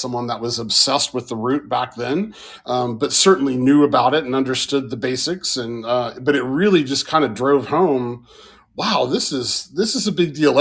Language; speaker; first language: English; native; English